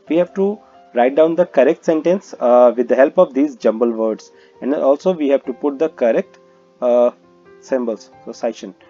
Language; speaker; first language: English; non-native, local second language; Hindi